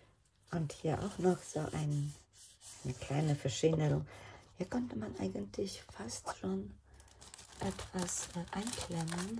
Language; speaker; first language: German; non-native, fluent; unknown